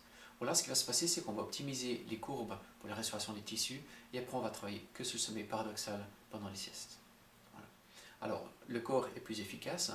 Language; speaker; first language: French; native; French